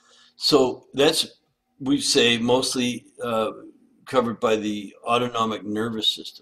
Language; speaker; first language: English; native; English